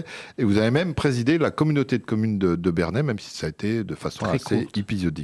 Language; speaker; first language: French; native; French